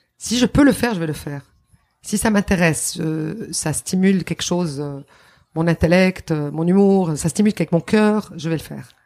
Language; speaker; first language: French; non-native, local second language; Arabic